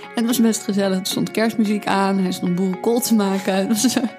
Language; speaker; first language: Dutch; native; Dutch